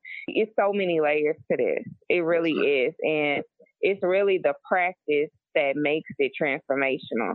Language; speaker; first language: English; native; English